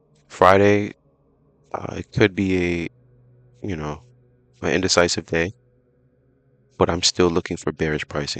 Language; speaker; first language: English; native; English